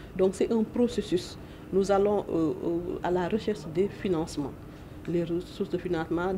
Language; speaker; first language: French; non-native, local second language; Wolof